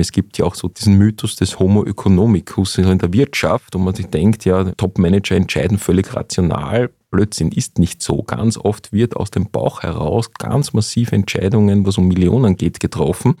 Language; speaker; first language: German; native; German